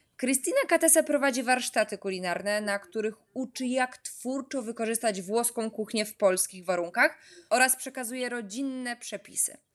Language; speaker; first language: Polish; native; Polish